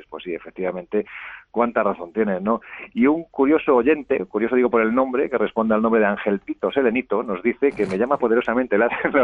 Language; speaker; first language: Spanish; native; Spanish